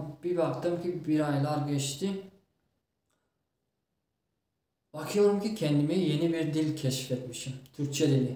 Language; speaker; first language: Turkish; non-native, fluent; Tajik